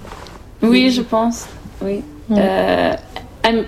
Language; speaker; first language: French; non-native, learner; English